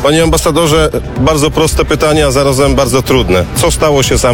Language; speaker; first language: Polish; native; Polish